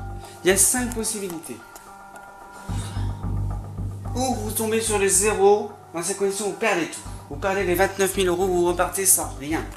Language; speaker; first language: French; native; French